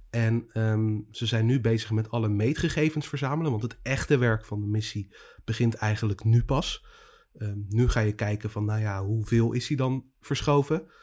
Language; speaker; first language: Dutch; native; Dutch